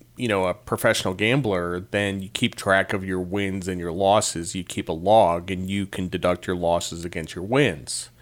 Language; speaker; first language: English; native; English